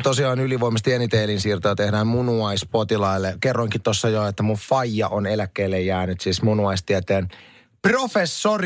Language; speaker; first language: Finnish; native; Finnish